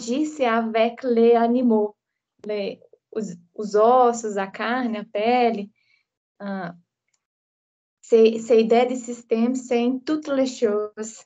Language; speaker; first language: French; non-native, learner; Portuguese